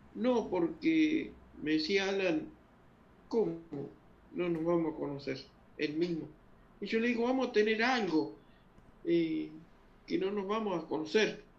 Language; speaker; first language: Spanish; early bilingual, other home language; Guarani